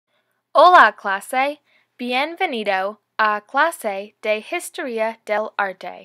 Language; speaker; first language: Spanish; non-native, learner; English